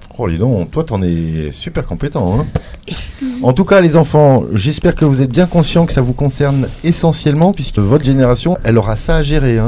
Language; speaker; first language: French; native; French